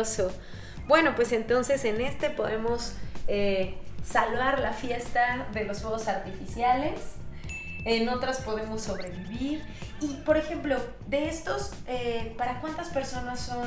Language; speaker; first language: Spanish; native; Spanish